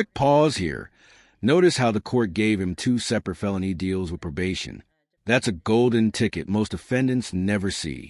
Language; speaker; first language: English; native; English